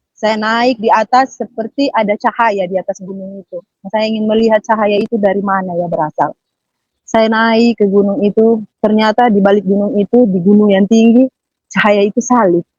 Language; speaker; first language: Indonesian; native; Indonesian